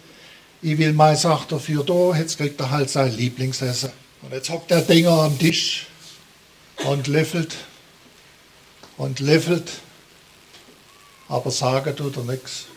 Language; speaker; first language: German; native; German